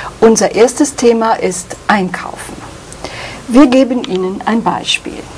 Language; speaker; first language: German; native; German